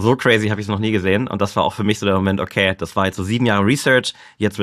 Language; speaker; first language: German; native; German